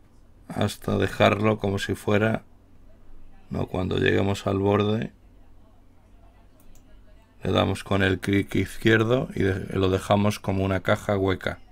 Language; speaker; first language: Spanish; native; Spanish